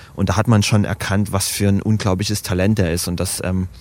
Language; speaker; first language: German; native; German